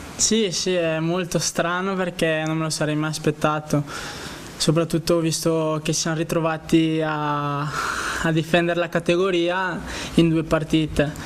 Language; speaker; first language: Italian; early bilingual, other home language; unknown